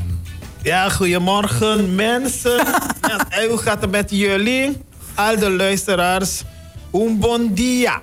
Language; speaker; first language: Dutch; non-native, local second language; Papiamento